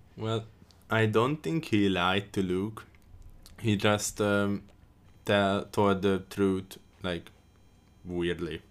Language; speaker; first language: English; non-native, fluent; Hungarian